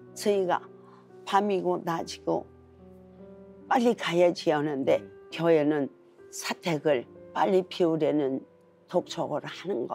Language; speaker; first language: Korean; native; Korean